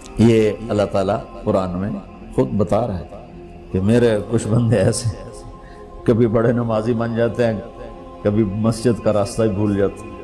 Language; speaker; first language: Urdu; non-native, local second language; Punjabi